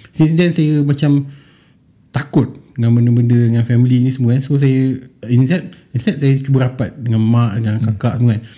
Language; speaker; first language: Malay; native; Malay